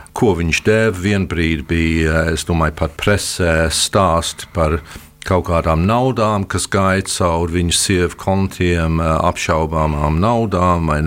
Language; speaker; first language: Latvian; early bilingual, heritage; Latvian